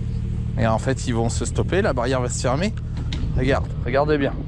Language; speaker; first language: French; native; French